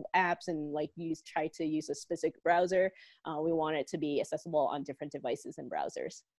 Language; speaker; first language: English; non-native, local second language; Cantonese